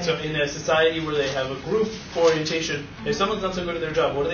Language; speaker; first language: English; native; English